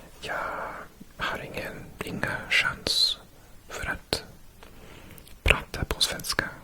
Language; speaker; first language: Swedish; non-native, learner; English